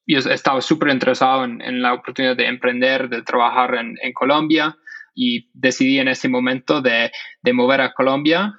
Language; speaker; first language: Spanish; non-native, fluent; English